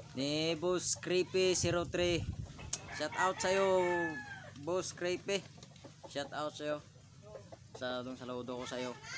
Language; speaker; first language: Filipino; non-native, local second language; Cebuano